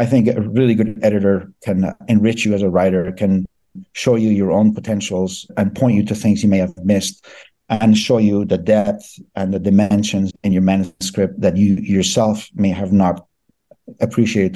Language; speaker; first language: English; non-native, fluent; Persian